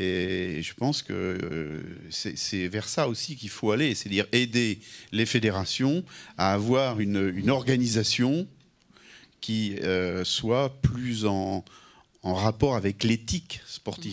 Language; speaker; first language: French; native; French